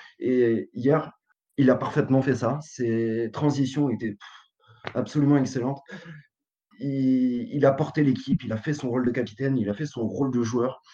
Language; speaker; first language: French; native; French